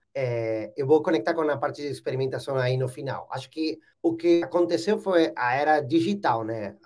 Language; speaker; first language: Portuguese; non-native, fluent; Spanish